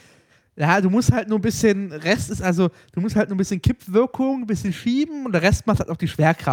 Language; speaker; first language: German; native; German